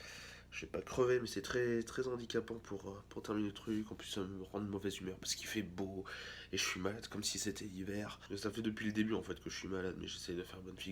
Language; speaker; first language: French; native; French